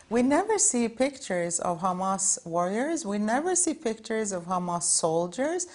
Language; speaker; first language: English; non-native, fluent; Norwegian